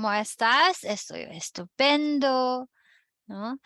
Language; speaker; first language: Spanish; non-native, fluent; Filipino